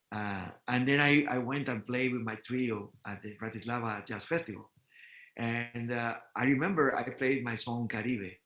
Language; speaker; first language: English; non-native, fluent; Spanish